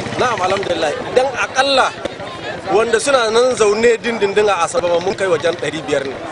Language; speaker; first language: Hausa; native; Hausa